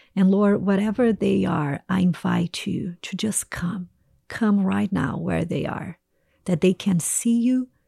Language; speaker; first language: English; non-native, fluent; Portuguese